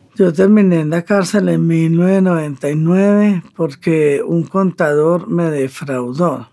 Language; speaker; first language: Spanish; native; Spanish